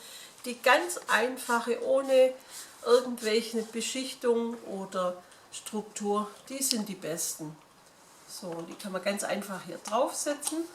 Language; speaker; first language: German; native; German